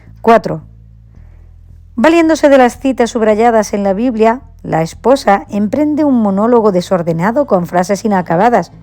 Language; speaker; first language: Spanish; native; Spanish